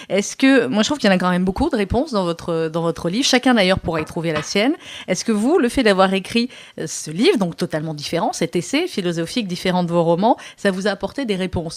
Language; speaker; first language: French; native; French